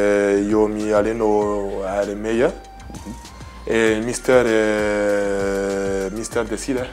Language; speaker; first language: Italian; non-native, learner; French